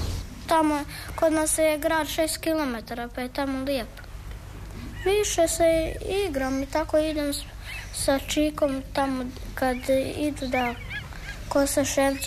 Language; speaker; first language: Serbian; early bilingual, heritage; Croatian